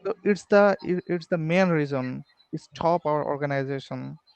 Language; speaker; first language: English; non-native, learner; Bangla